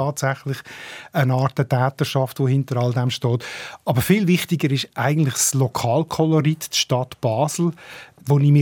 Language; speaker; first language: German; native; German